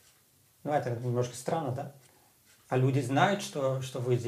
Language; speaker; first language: Russian; non-native, learner; Dutch